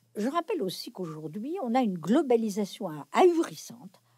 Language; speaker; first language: French; native; French